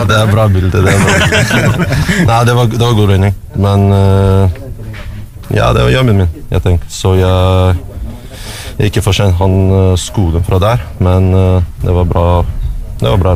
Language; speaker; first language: Norwegian; non-native, learner; Russian